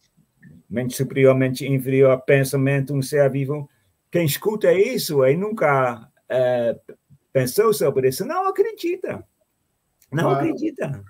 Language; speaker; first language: Portuguese; non-native, fluent; Dutch